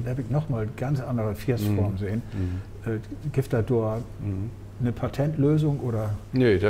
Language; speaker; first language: German; native; German